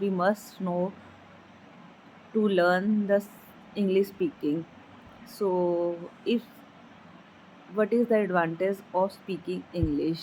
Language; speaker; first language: English; non-native, learner; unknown